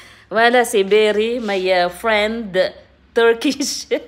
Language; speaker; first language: French; non-native, learner; Filipino